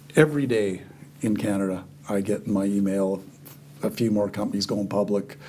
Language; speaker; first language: English; native; English